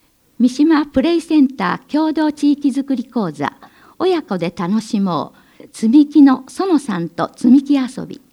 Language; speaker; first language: Japanese; native; Japanese